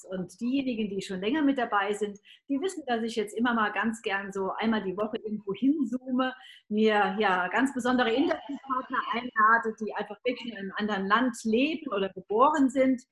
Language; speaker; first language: German; native; German